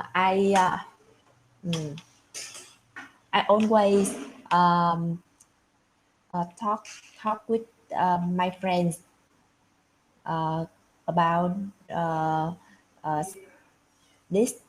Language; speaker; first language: English; non-native, learner; Vietnamese